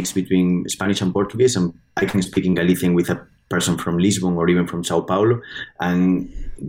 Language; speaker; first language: English; non-native, fluent; Spanish